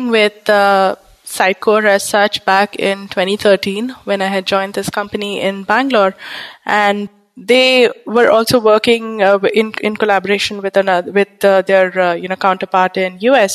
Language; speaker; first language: English; non-native, local second language; Bangla